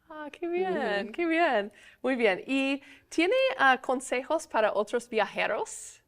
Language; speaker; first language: Spanish; non-native, fluent; English